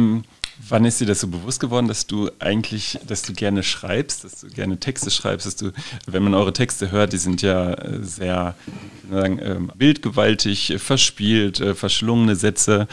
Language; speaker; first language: German; native; German